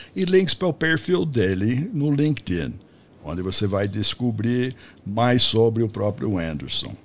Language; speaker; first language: Portuguese; non-native, fluent; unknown